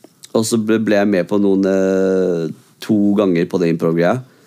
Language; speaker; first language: Norwegian; early bilingual, other home language; Kurdish